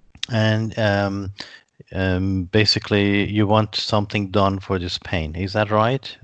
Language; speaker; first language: English; non-native, fluent; Persian